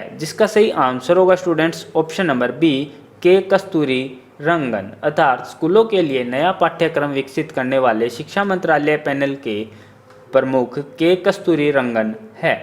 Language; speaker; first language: Hindi; native; Hindi